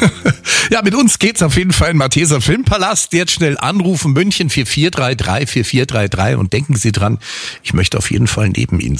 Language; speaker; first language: German; native; German